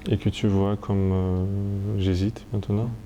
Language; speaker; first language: French; non-native, fluent; Russian